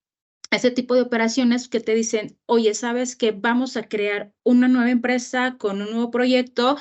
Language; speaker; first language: Spanish; native; Spanish